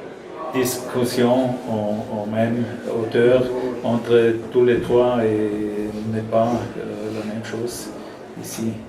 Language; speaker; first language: French; non-native, learner; German